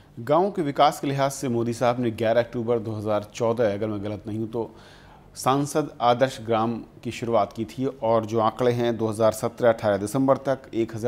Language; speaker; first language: Hindi; native; Hindi